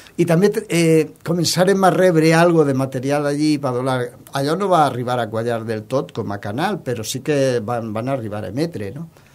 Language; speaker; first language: Catalan; non-native, local second language; Spanish